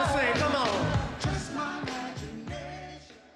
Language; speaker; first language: English; native; English